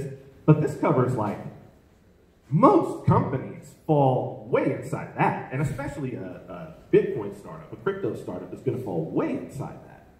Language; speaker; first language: English; native; English